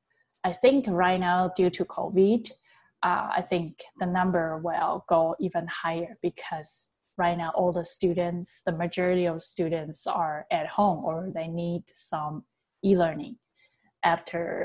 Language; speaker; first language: English; non-native, fluent; Chinese